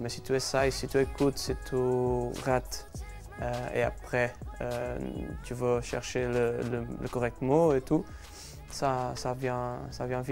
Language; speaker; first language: French; non-native, learner; Portuguese